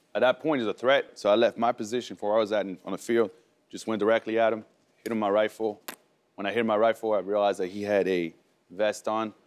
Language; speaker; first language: English; early bilingual, other home language; French